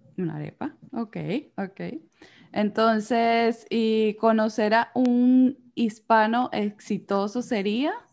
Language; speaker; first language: Spanish; native; Spanish